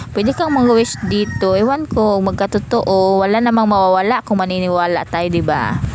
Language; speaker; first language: Filipino; non-native, local second language; Cebuano